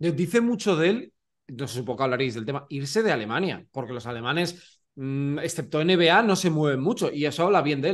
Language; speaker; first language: Spanish; native; Spanish